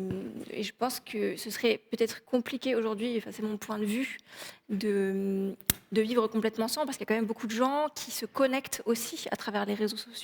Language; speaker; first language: French; native; French